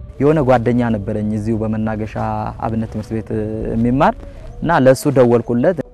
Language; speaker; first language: Amharic; native; Amharic